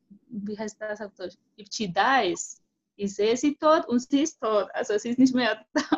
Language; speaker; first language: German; non-native, fluent; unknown